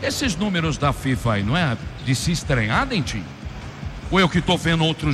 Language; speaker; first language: Portuguese; native; Portuguese